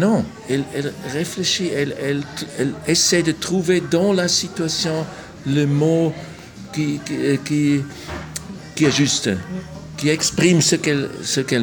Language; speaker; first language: French; non-native, local second language; German